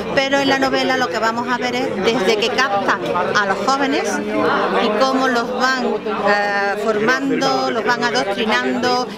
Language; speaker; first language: Spanish; native; Spanish